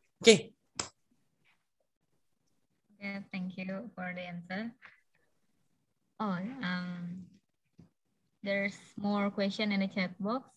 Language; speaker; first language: English; non-native, fluent; Indonesian